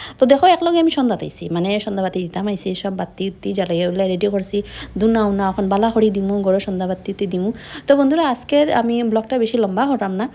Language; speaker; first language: Bangla; non-native, local second language; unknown